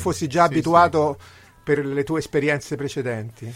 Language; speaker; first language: Italian; native; Italian